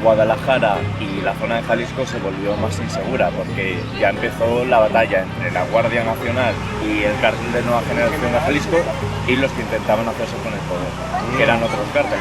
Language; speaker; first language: Spanish; native; Spanish